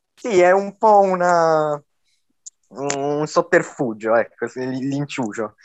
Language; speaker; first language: Italian; native; Italian